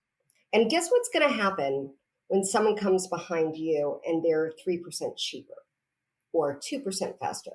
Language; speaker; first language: English; native; English